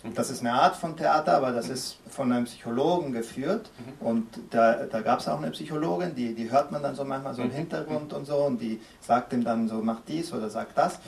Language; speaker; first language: German; early bilingual, other home language; Spanish